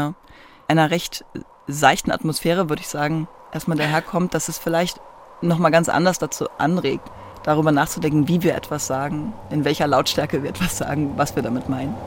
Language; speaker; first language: German; native; German